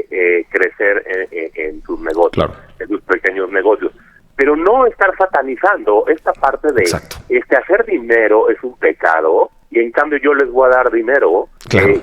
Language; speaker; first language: Spanish; native; Spanish